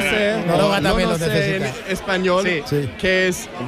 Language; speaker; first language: Spanish; non-native, learner; English